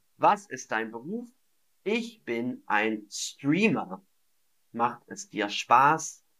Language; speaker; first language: German; non-native, fluent; English